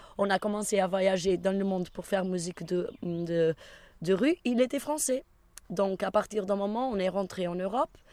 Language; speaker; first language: French; non-native, fluent; Portuguese